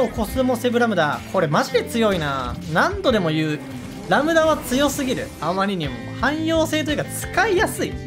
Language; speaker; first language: Japanese; native; Japanese